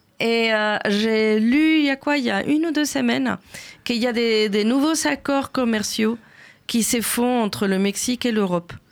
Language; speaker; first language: French; non-native, fluent; Spanish